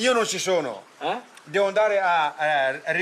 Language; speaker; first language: Italian; non-native, local second language; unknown